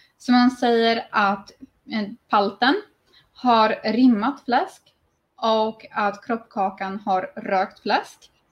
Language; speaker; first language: Swedish; native; Swedish